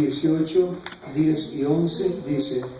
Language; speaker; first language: Spanish; native; Spanish